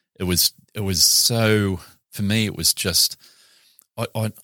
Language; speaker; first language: English; native; English